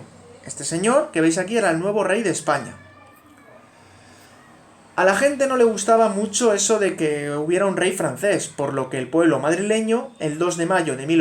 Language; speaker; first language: Spanish; native; Spanish